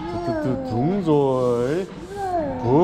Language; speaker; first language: Korean; early bilingual, heritage; English